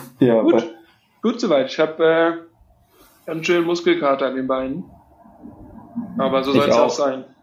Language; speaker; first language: German; native; German